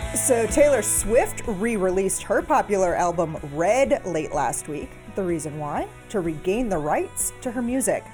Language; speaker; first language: English; native; English